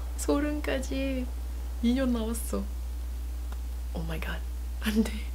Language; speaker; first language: Korean; non-native, learner; English